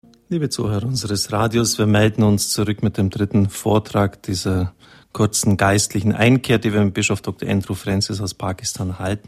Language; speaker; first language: German; native; German